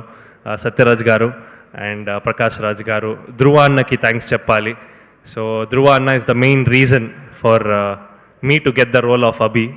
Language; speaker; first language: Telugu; non-native, learner; Kannada